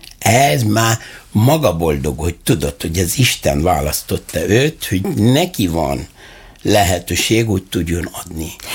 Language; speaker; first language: Hungarian; non-native, fluent; Arabic